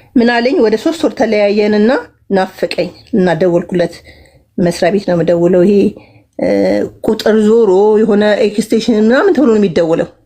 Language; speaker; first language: Amharic; native; Amharic